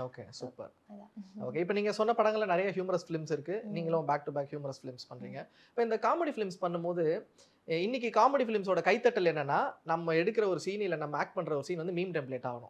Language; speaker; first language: Tamil; native; Tamil